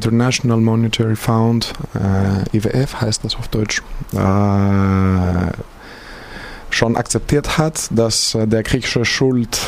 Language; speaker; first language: German; non-native, fluent; Greek